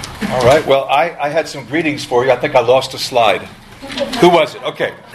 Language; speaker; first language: English; native; English